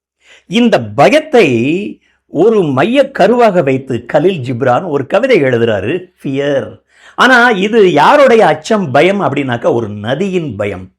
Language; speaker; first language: Tamil; native; Tamil